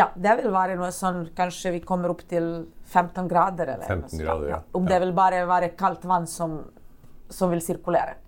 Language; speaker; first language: Norwegian; non-native, fluent; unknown